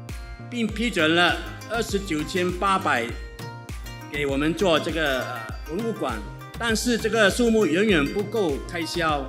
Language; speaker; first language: Chinese; native; Chinese